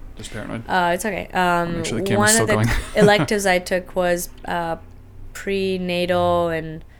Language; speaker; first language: English; non-native, fluent; Romanian